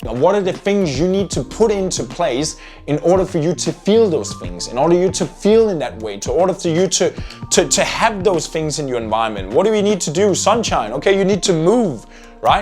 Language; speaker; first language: English; non-native, fluent; Danish